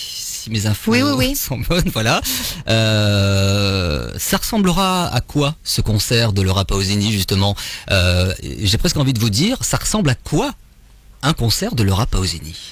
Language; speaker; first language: French; native; French